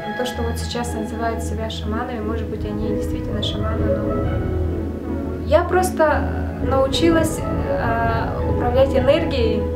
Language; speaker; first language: Russian; non-native, local second language; Yakut